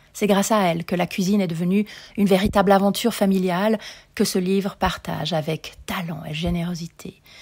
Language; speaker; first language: French; native; French